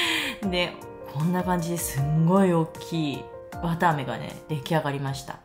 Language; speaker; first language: Japanese; native; Japanese